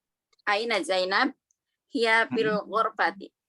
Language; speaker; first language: Arabic; non-native, learner; Indonesian